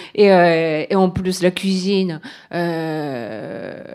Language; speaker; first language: French; non-native, fluent; Japanese